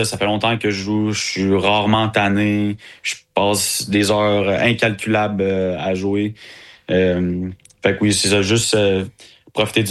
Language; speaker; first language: French; native; French